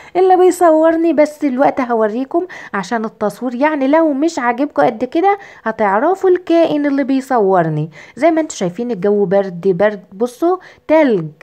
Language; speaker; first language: Arabic; native; Arabic